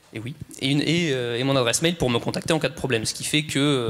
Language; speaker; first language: French; native; French